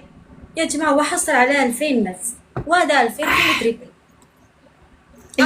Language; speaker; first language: Arabic; non-native, learner; Pashto